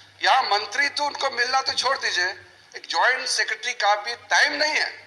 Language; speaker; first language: Hindi; non-native, local second language; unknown